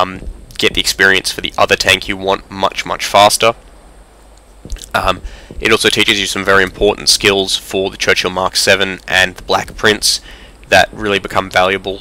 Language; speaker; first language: English; native; English